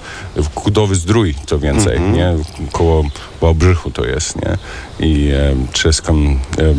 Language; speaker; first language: Polish; early bilingual, heritage; German